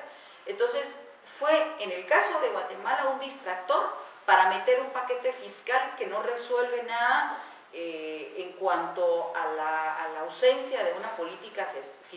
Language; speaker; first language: Spanish; native; Spanish